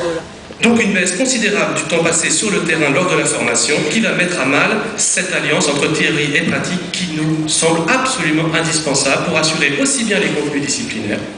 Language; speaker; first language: French; native; French